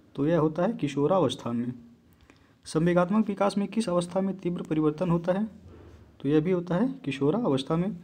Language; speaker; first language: Hindi; native; Hindi